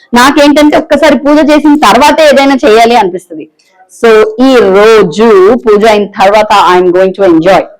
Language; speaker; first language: Telugu; non-native, local second language; Bangla